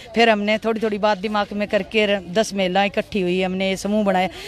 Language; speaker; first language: Hindi; native; Hindi